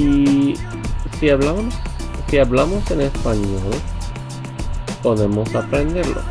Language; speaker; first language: Spanish; non-native, learner; English